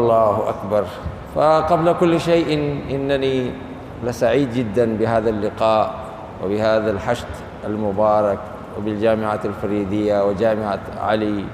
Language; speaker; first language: Arabic; non-native, fluent; Urdu